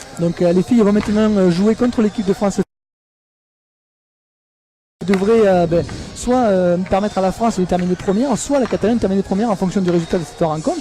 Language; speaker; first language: French; native; French